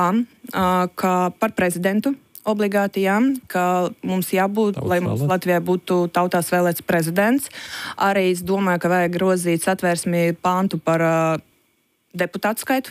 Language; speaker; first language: Latvian; non-native, local second language; Russian